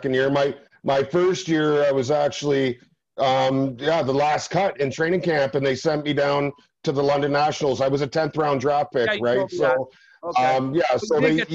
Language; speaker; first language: English; native; English